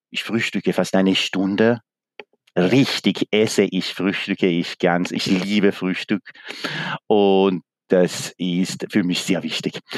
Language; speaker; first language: German; non-native, fluent; Persian